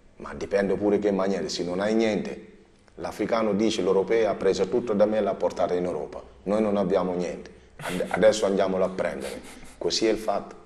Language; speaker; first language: Italian; non-native, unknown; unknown